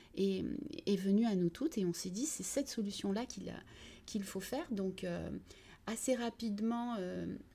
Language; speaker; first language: French; early bilingual, other home language; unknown